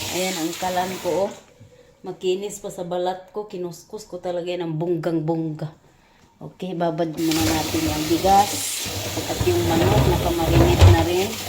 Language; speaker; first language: Filipino; non-native, local second language; Cebuano